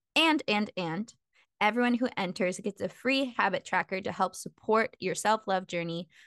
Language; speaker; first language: English; native; English